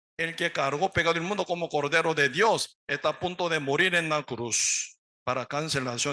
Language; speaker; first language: Spanish; non-native, learner; Korean